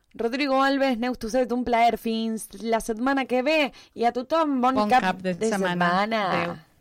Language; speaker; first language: Catalan; early bilingual, heritage; Spanish